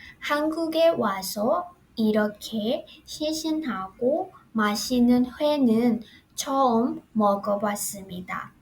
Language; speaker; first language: Korean; non-native, fluent; Burmese